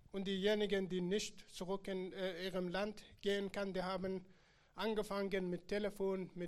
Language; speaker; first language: German; non-native, learner; Persian